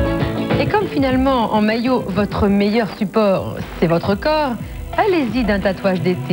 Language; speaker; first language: French; native; French